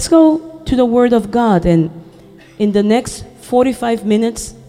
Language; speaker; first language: English; non-native, fluent; Spanish